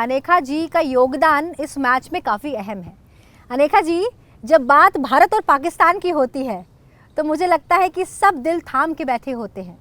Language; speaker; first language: Hindi; native; Hindi